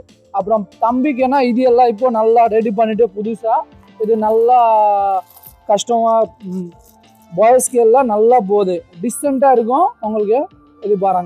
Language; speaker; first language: Tamil; native; Tamil